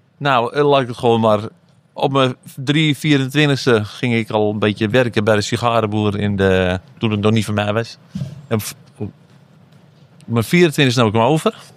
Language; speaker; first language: Dutch; native; Dutch